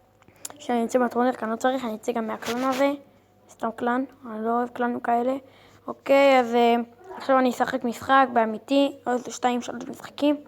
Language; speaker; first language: Hebrew; native; Hebrew